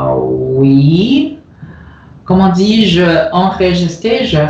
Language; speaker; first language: French; non-native, learner; Chinese